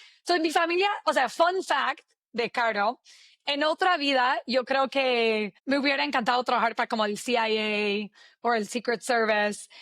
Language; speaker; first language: Spanish; non-native, fluent; English